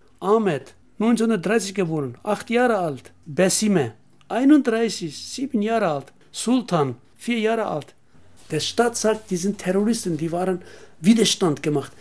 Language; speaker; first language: German; non-native, learner; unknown